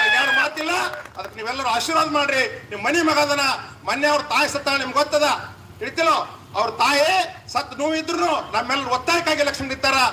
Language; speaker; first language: Kannada; native; Kannada